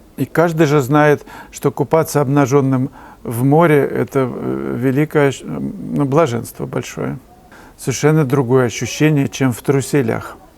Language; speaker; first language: Russian; native; Russian